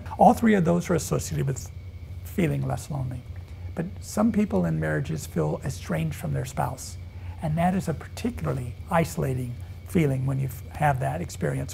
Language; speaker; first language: English; native; English